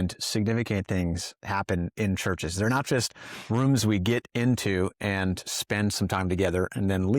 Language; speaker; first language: English; native; English